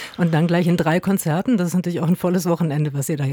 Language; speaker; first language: German; native; German